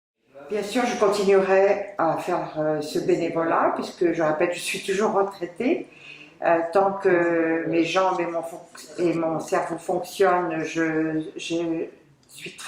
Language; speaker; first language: French; native; French